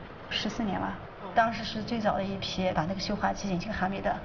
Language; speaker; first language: Chinese; native; Chinese